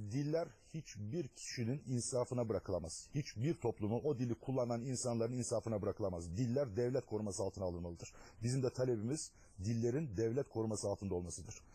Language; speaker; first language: Turkish; non-native, local second language; Adyghe